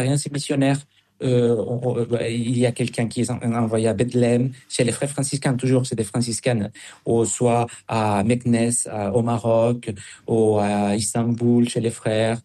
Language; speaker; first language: French; non-native, fluent; Spanish